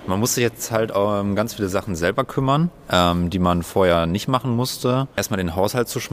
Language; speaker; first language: German; native; German